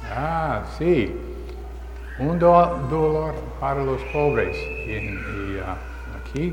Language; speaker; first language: Spanish; non-native, learner; English